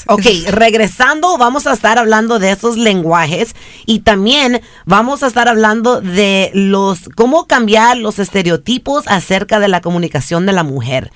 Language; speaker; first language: Spanish; early bilingual, other home language; English